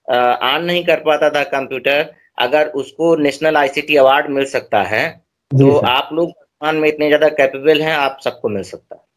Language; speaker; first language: Hindi; native; Hindi